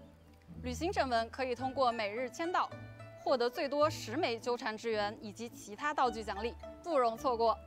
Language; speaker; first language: Chinese; native; Chinese